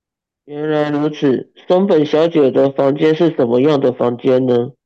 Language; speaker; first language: Chinese; non-native, learner; Japanese